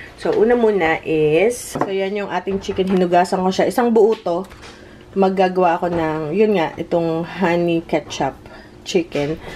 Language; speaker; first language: Filipino; native; Filipino